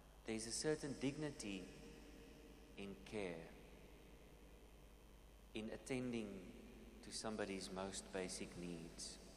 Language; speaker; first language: English; non-native, local second language; Afrikaans